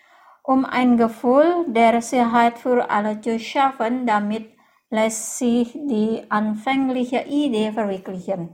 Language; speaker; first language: German; non-native, fluent; Indonesian